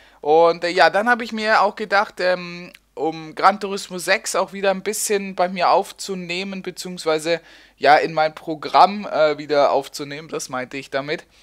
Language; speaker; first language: German; native; German